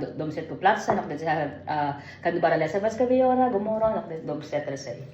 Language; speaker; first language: Swedish; non-native, learner; Filipino